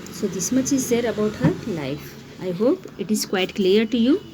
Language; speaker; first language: English; non-native, local second language; Hindi